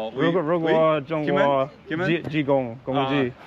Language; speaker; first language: Chinese; non-native, fluent; English